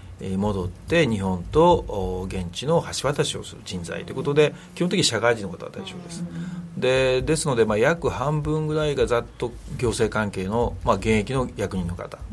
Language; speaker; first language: Japanese; native; Japanese